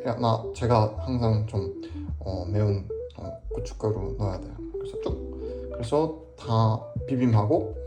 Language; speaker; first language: Korean; non-native, learner; German